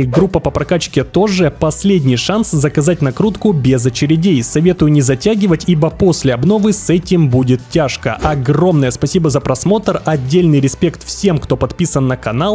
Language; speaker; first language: Russian; native; Russian